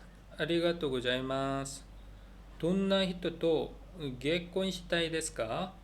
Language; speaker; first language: Japanese; non-native, learner; Korean